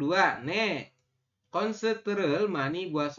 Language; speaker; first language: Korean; non-native, fluent; Indonesian